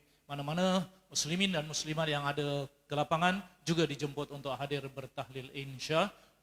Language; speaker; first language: Malay; native; Malay